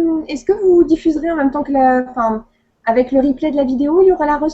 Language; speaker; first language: French; native; French